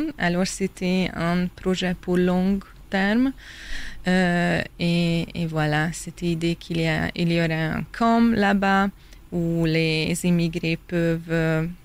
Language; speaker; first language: French; non-native, fluent; Hungarian